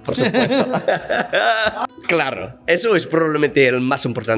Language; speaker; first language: Spanish; non-native, learner; English